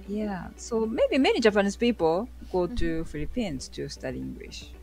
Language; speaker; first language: English; non-native, learner; Japanese